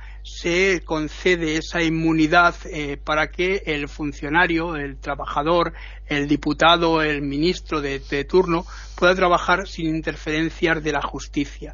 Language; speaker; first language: Spanish; native; Spanish